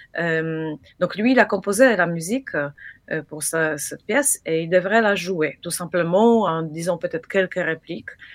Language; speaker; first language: French; non-native, fluent; Polish